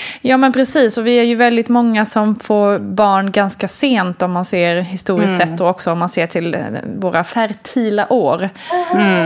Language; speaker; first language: Swedish; native; Swedish